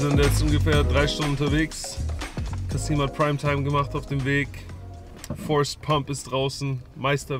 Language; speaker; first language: German; native; German